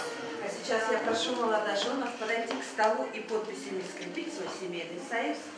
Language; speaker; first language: Russian; native; Russian